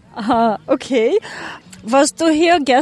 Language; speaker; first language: German; non-native, fluent; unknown